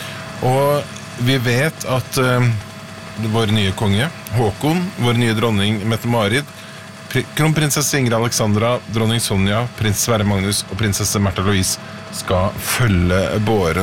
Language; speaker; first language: Norwegian; native; Norwegian